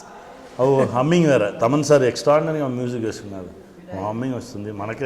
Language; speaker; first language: Telugu; non-native, local second language; Tamil